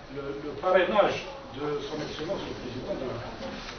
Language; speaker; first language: French; non-native, local second language; Kabyle